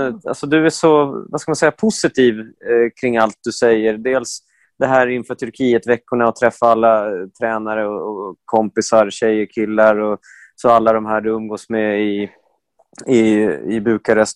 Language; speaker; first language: Swedish; native; Swedish